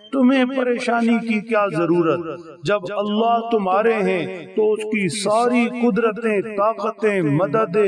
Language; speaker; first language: Urdu; native; Urdu